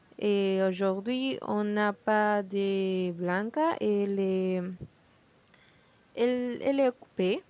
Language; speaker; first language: French; non-native, learner; Spanish